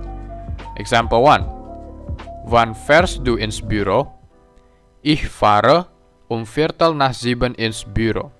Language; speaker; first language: German; non-native, learner; Indonesian